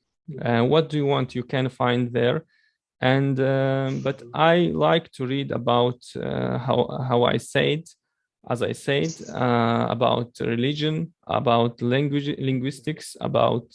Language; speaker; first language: English; non-native, learner; Chechen